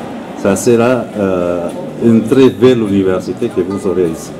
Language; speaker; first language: French; non-native, learner; Spanish